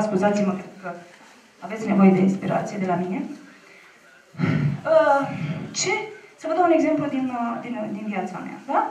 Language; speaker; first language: Romanian; native; Romanian